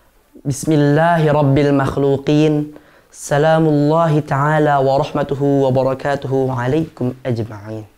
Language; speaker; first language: Arabic; non-native, learner; Indonesian